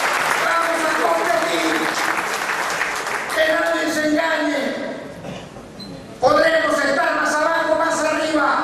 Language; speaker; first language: Spanish; native; Spanish